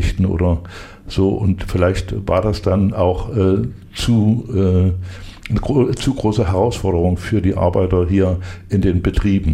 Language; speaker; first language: German; native; German